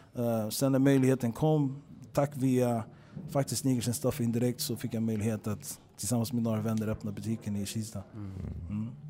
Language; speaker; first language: Swedish; early bilingual, other home language; Papiamento